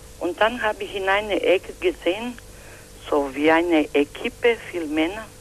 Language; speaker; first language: German; non-native, learner; Croatian